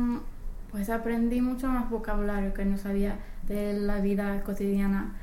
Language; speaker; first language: Spanish; non-native, fluent; English